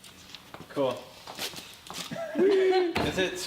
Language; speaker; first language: English; native; English